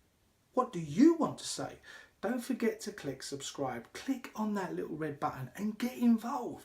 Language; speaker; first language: English; native; English